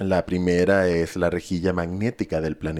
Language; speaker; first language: Spanish; native; Spanish